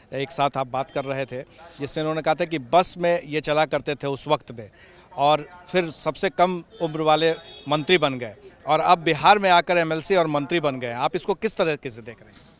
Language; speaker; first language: Hindi; native; Hindi